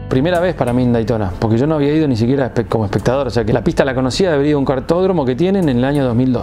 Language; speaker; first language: Spanish; native; Spanish